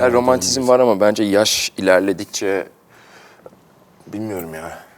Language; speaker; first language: Turkish; early bilingual, heritage; Turkish